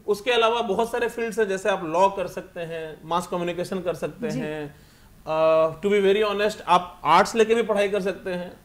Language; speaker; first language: Hindi; native; Hindi